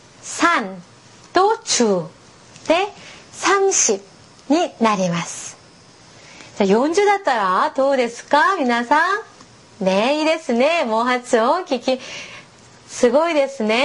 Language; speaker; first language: Japanese; non-native, fluent; Korean